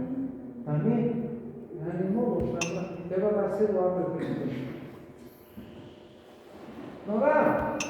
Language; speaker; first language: Spanish; native; Spanish